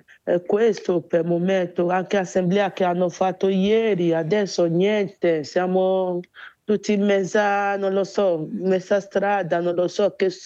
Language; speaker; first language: Italian; non-native, learner; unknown